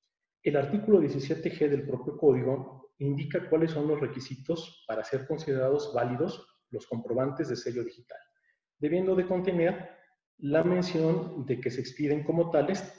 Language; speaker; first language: Spanish; native; Spanish